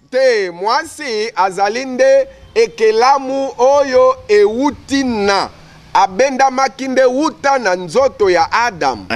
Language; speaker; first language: Lingala; native; Lingala